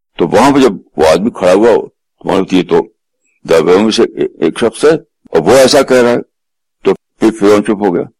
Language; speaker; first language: Urdu; native; Urdu